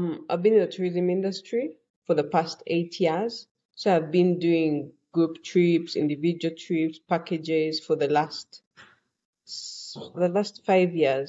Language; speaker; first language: English; non-native, local second language; Ganda